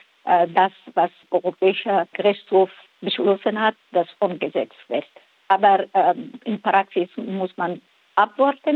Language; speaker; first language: German; non-native, fluent; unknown